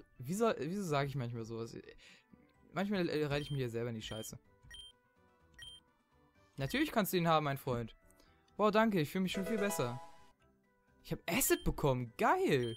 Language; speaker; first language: German; native; German